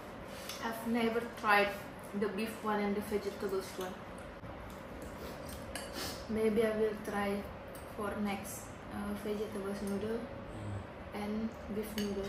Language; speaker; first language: English; non-native, learner; Indonesian